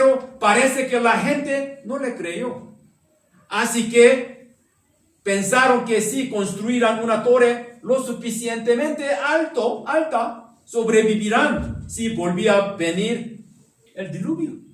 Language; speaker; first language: Spanish; non-native, learner; Korean